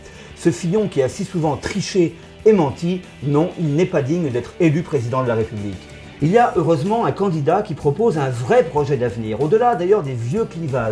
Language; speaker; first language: French; native; French